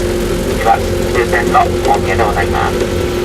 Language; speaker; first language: Japanese; native; Japanese